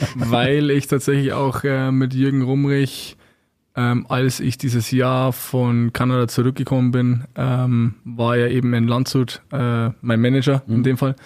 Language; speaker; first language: German; native; German